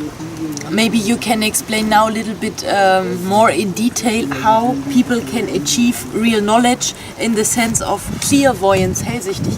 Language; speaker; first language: English; non-native, fluent; German